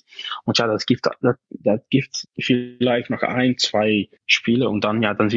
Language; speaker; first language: German; non-native, fluent; Dutch